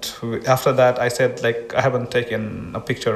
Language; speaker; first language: English; non-native, local second language; Hindi